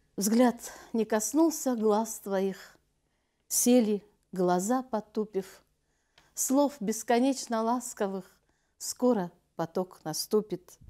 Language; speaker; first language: Russian; non-native, local second language; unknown